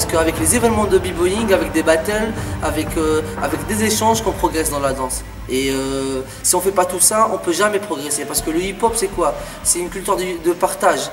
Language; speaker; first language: French; non-native, local second language; Arabic